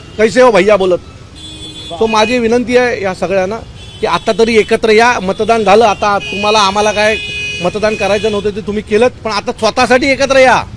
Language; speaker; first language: Marathi; native; Marathi